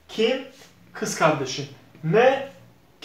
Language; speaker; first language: Turkish; non-native, fluent; Bosnian